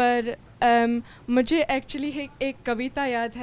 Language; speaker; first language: Hindi; non-native, learner; Sindhi